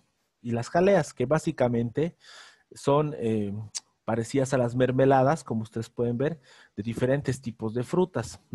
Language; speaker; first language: Spanish; native; Spanish